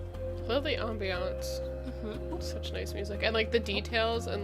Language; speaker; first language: English; native; English